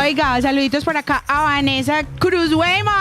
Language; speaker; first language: Spanish; native; Spanish